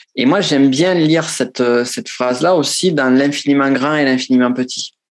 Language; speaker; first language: French; native; French